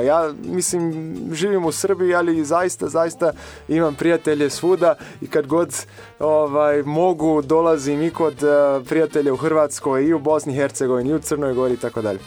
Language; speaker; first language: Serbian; non-native, fluent; Portuguese